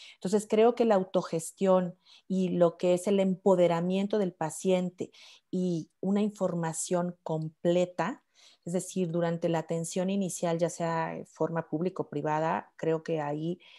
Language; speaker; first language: Spanish; native; Spanish